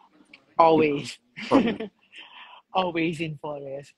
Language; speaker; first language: English; non-native, learner; Thai